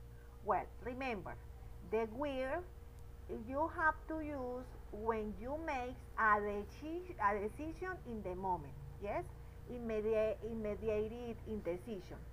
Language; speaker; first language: English; non-native, learner; Spanish